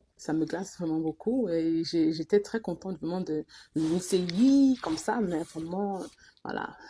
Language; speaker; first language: French; non-native, local second language; Duala